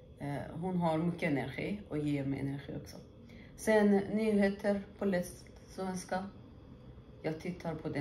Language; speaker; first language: Swedish; non-native, learner; Persian